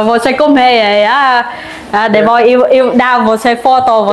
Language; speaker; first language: Portuguese; non-native, learner; Vietnamese